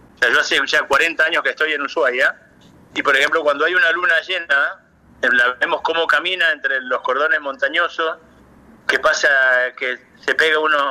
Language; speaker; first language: Spanish; native; Spanish